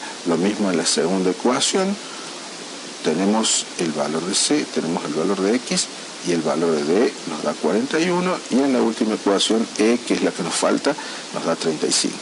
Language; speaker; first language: Spanish; native; Spanish